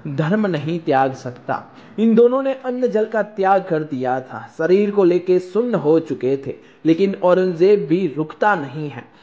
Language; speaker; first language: Hindi; non-native, local second language; Gujarati